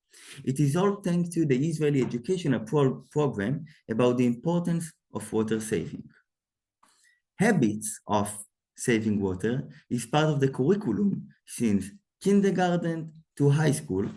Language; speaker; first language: English; non-native, fluent; Hebrew